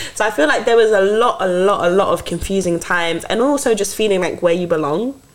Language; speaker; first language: English; native; English